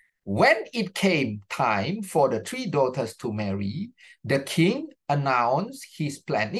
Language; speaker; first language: English; non-native, fluent; Indonesian